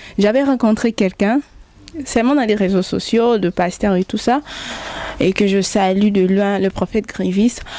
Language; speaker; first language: French; non-native, local second language; Lingala